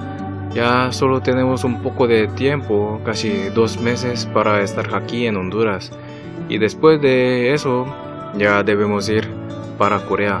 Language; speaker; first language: Spanish; non-native, learner; Korean